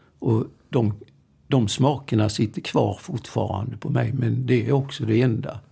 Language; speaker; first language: Swedish; early bilingual, other home language; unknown